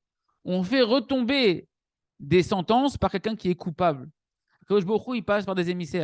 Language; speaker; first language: French; native; French